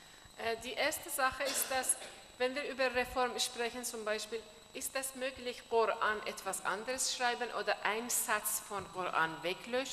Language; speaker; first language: German; non-native, fluent; Persian